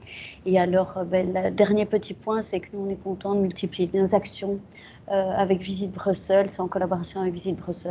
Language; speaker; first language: French; native; French